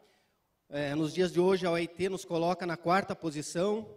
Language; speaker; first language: Portuguese; native; Portuguese